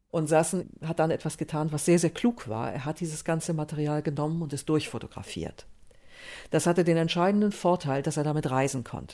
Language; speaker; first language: German; native; German